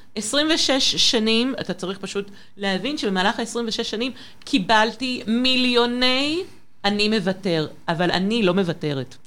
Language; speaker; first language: Hebrew; non-native, fluent; French